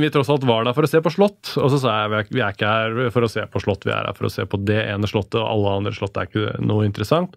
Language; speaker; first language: Norwegian; native; Norwegian